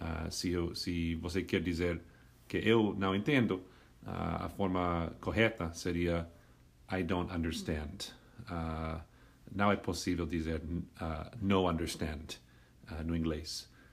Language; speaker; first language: Portuguese; non-native, fluent; English